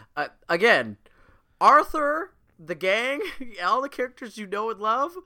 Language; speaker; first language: English; early bilingual, other home language; Italian